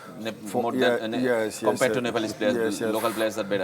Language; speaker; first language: English; non-native, learner; Bangla